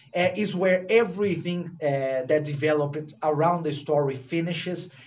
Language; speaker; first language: English; non-native, fluent; Portuguese